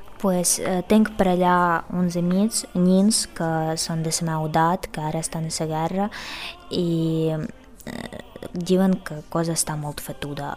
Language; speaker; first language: Catalan; non-native, fluent; Ukrainian